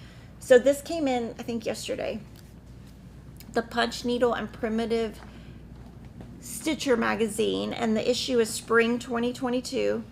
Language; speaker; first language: English; native; English